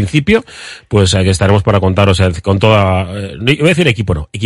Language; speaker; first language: Spanish; native; Spanish